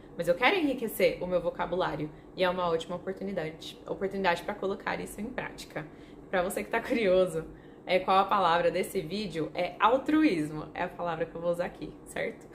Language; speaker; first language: Portuguese; non-native, fluent; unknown